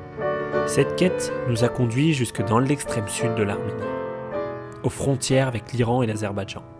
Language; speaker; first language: French; native; French